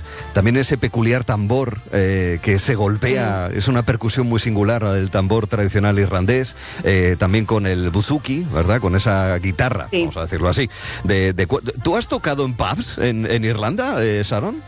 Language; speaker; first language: Spanish; native; Spanish